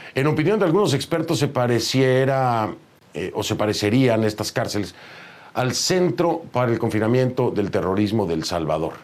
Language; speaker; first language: Spanish; native; Spanish